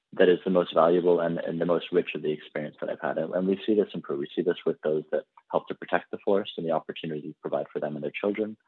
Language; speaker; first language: English; native; English